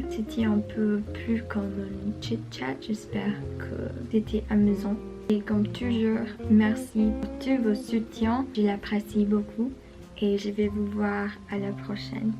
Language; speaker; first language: French; non-native, learner; Spanish